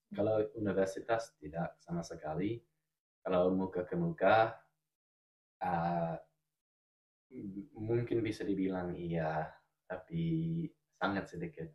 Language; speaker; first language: Indonesian; non-native, fluent; English